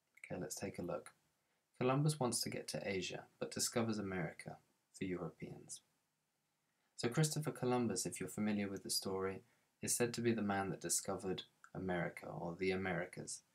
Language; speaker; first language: English; native; English